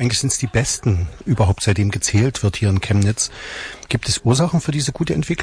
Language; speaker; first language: German; native; German